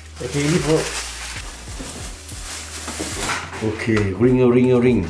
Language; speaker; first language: Danish; non-native, fluent; Chinese